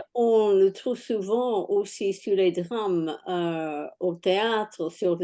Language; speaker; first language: French; non-native, fluent; English